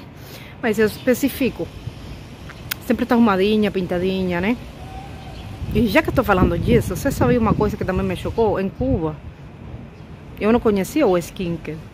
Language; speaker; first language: Portuguese; non-native, fluent; Spanish